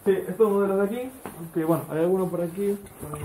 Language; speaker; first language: Spanish; native; Spanish